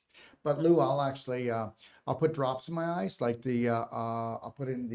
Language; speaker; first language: English; native; English